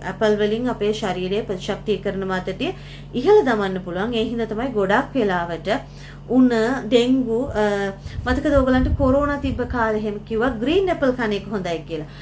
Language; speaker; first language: Sinhala; native; Sinhala